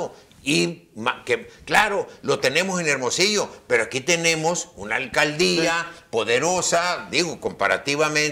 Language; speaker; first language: Spanish; native; Spanish